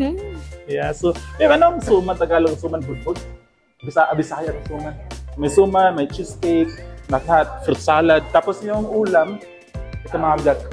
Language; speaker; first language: Filipino; non-native, local second language; Cebuano